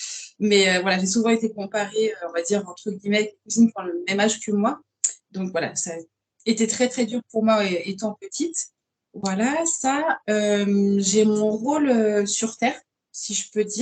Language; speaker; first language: French; native; French